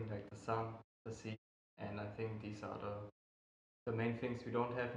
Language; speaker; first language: English; non-native, fluent; German